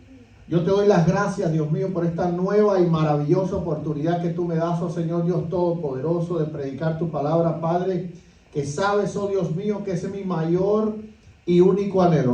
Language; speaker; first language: Spanish; native; Spanish